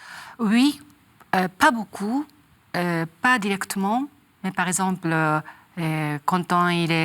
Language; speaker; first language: French; non-native, learner; Japanese